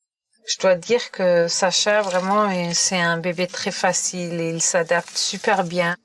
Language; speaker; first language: French; non-native, fluent; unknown